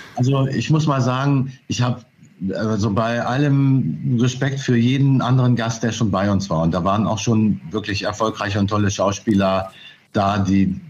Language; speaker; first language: German; native; German